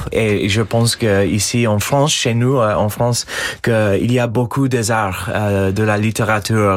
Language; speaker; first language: French; non-native, fluent; English